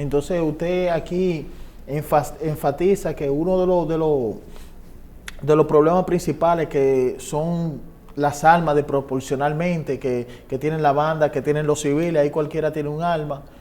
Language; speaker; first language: Spanish; native; Spanish